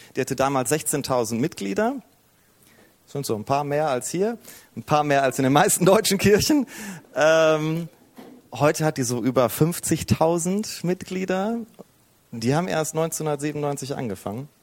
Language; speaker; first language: German; native; German